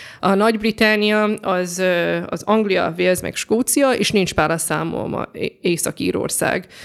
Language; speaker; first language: Hungarian; early bilingual, heritage; Hungarian